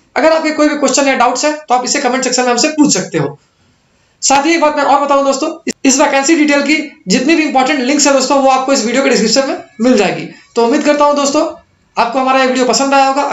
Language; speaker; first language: Hindi; native; Hindi